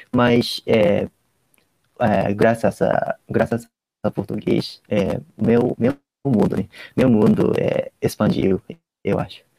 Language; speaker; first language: Portuguese; non-native, fluent; Japanese